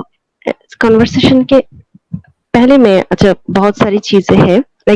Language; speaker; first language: Hindi; non-native, local second language; Bangla